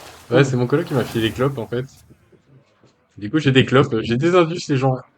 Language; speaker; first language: French; native; French